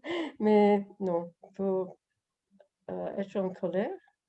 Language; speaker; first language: French; non-native, learner; English